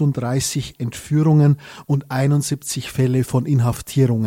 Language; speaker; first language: German; native; German